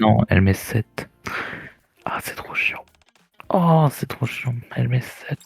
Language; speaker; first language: French; native; French